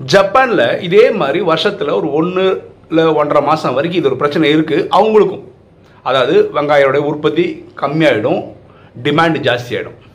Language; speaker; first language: Tamil; native; Tamil